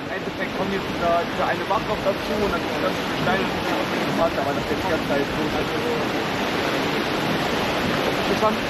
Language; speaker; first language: German; native; German